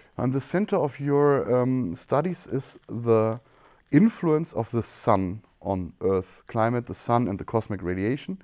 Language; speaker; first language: English; non-native, fluent; German